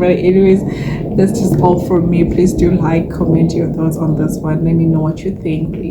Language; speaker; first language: English; non-native, local second language; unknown